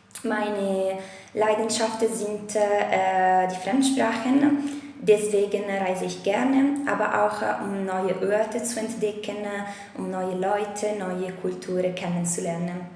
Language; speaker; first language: German; non-native, fluent; Italian